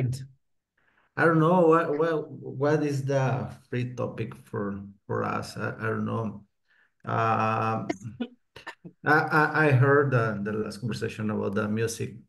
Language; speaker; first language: English; non-native, learner; Spanish